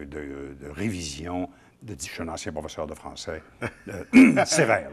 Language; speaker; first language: French; native; French